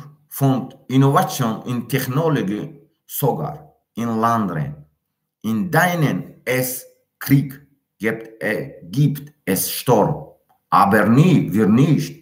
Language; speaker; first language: German; non-native, learner; Tajik